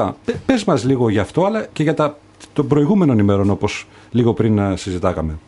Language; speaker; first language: Greek; native; Greek